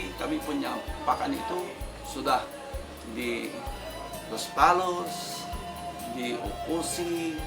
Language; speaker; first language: Indonesian; non-native, fluent; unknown